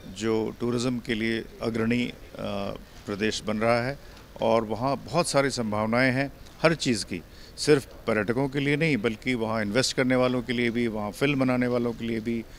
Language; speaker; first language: Hindi; native; Hindi